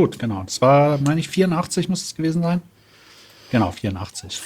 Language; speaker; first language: German; native; German